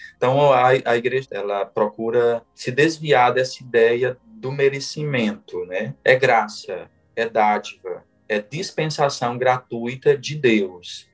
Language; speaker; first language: Portuguese; native; Portuguese